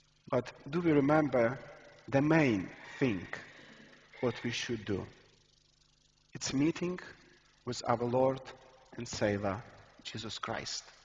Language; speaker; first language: English; non-native, fluent; Ukrainian